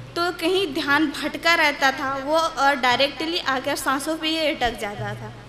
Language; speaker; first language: Hindi; native; Hindi